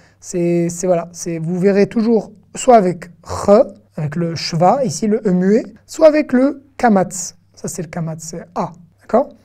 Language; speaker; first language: French; native; French